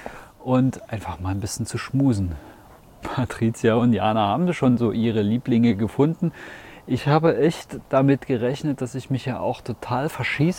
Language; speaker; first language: German; native; German